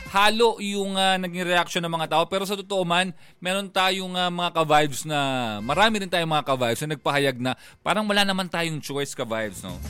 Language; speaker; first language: Filipino; non-native, local second language; Bikol